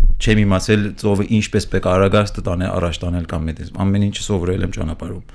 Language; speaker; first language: Armenian; early bilingual, heritage; Armenian